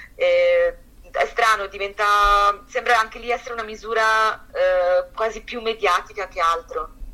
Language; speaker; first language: Italian; native; Italian